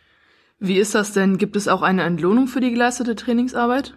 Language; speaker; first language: German; native; German